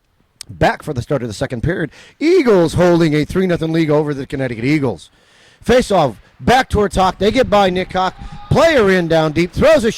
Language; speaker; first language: English; native; English